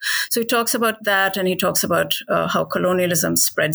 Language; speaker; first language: English; non-native, local second language; Hindi